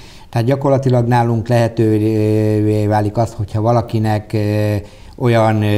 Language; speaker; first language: Hungarian; native; Hungarian